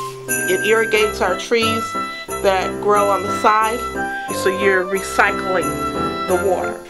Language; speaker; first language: English; native; English